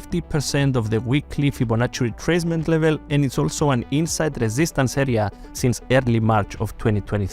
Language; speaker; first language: English; non-native, fluent; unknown